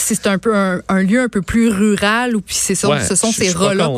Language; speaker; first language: French; native; French